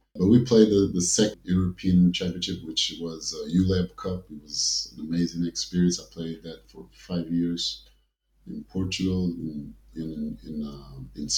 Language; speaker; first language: English; early bilingual, other home language; Kabuverdianu